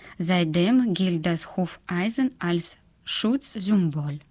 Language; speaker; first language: German; non-native, learner; Russian